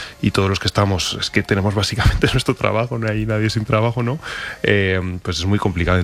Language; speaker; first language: Spanish; native; Spanish